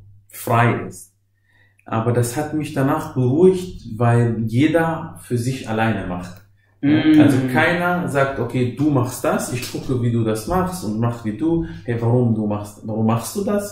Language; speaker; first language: German; non-native, fluent; Arabic